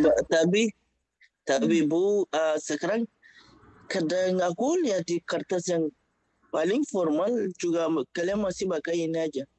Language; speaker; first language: Indonesian; non-native, fluent; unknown